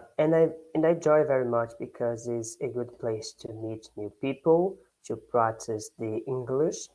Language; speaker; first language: English; non-native, learner; Portuguese